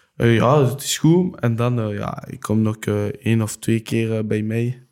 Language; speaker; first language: Dutch; non-native, local second language; French